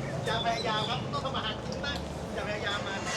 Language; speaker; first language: Thai; native; Thai